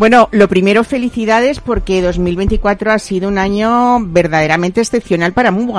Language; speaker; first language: Spanish; native; Spanish